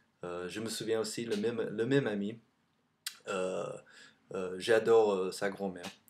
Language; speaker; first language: French; non-native, fluent; English